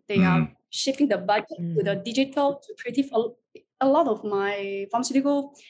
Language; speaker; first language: English; non-native, fluent; Chinese